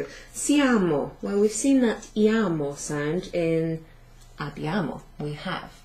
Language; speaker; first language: Italian; non-native, fluent; English